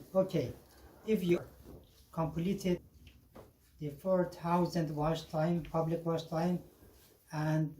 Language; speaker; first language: English; non-native, learner; Persian